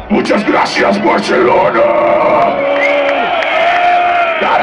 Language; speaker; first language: Spanish; non-native, learner; Portuguese